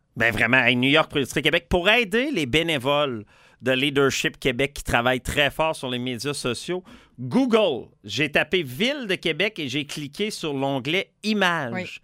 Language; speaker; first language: French; native; French